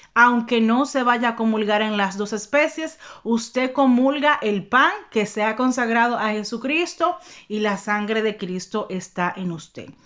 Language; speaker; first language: Spanish; native; Spanish